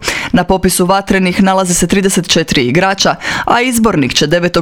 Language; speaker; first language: Croatian; native; Croatian